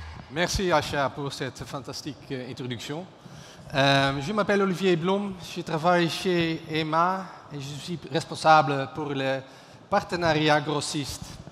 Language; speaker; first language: French; non-native, learner; Dutch